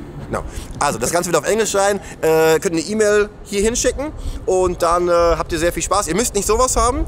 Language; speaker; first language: German; native; German